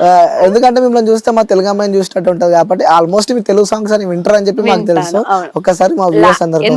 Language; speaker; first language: Telugu; native; Telugu